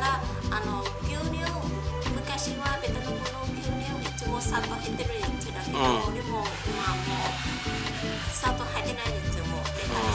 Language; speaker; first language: Japanese; non-native, learner; Vietnamese